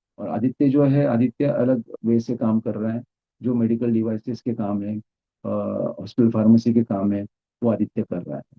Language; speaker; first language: Hindi; non-native, local second language; Marathi